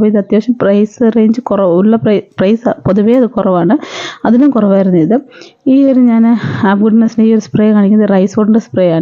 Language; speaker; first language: Malayalam; native; Malayalam